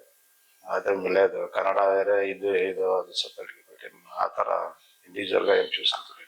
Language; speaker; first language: Telugu; non-native, learner; Kannada